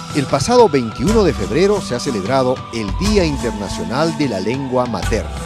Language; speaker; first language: Spanish; native; Spanish